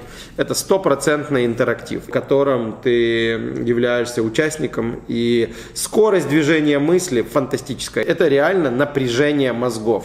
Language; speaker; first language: Russian; native; Russian